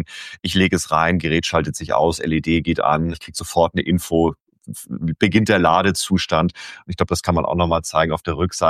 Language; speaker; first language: German; native; German